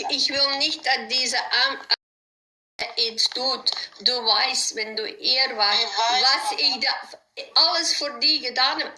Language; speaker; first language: German; non-native, learner; Dutch